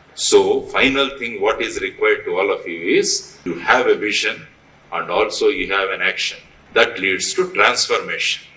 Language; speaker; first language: English; non-native, local second language; Telugu